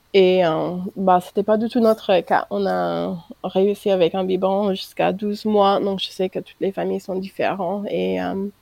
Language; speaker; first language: French; non-native, fluent; English